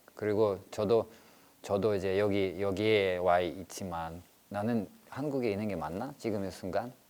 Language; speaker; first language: Korean; non-native, fluent; Russian